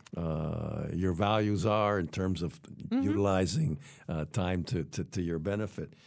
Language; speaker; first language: English; native; English